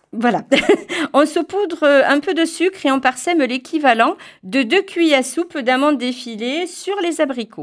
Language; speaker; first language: French; native; French